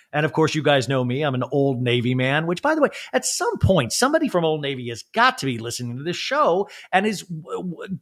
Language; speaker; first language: English; native; English